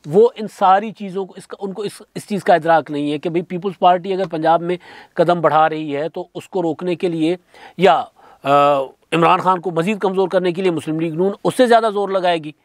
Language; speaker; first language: Urdu; non-native, local second language; Sindhi